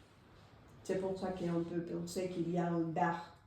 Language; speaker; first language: French; non-native, fluent; Spanish